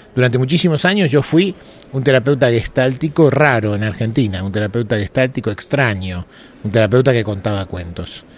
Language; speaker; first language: Spanish; native; Spanish